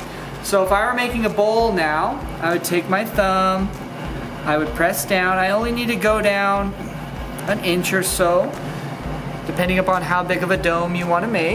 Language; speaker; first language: English; native; English